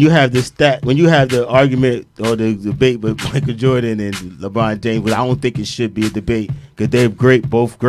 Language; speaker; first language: English; native; English